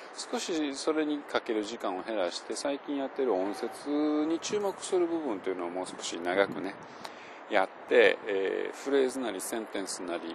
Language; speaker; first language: Japanese; native; Japanese